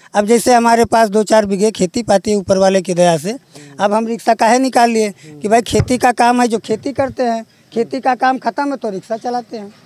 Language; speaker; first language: Hindi; native; Hindi